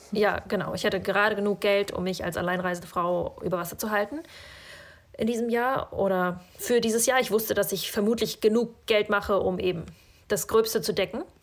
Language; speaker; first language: German; early bilingual, other home language; Russian